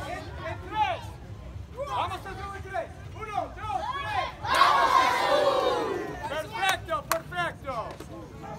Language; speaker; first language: Spanish; non-native, learner; English